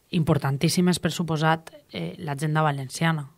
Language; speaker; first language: Catalan; native; Catalan